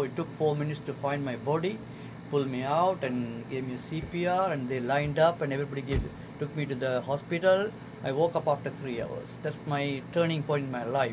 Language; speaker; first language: English; non-native, local second language; Tamil